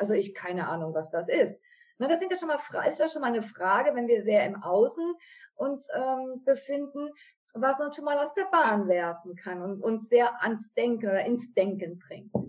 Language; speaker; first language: German; native; German